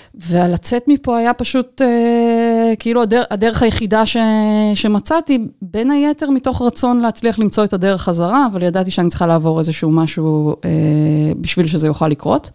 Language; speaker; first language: Hebrew; native; Hebrew